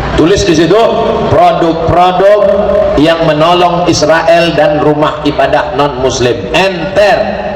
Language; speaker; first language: Indonesian; native; Indonesian